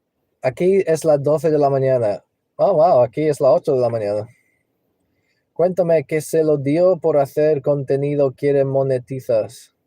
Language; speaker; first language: Spanish; non-native, learner; English